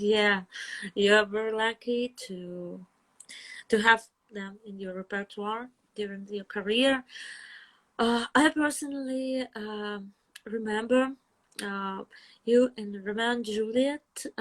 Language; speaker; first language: English; non-native, fluent; Russian